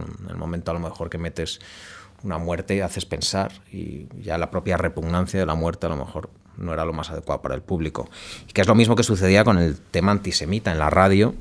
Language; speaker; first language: Spanish; native; Spanish